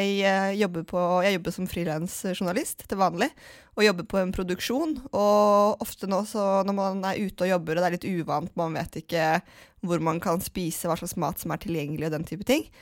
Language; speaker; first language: Norwegian; native; Norwegian